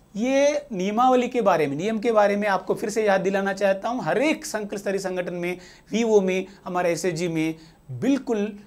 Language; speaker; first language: Hindi; non-native, local second language; Telugu